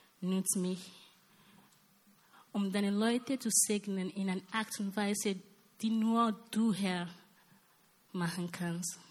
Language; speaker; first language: German; non-native, learner; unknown